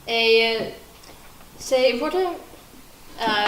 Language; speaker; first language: French; non-native, learner; English